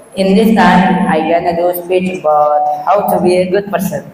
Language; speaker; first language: English; non-native, learner; Indonesian